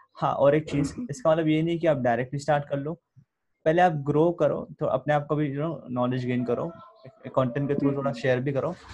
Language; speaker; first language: Hindi; native; Hindi